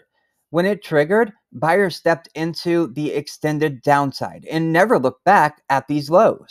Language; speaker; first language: English; native; English